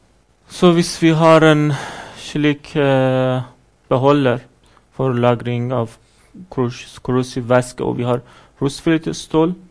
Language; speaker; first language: Norwegian; non-native, fluent; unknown